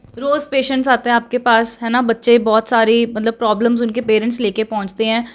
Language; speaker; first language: Hindi; non-native, local second language; Punjabi